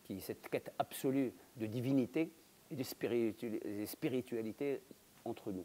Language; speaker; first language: French; non-native, local second language; Arabic